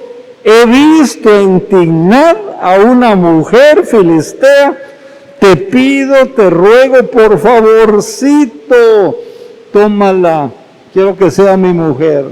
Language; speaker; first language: Spanish; native; Spanish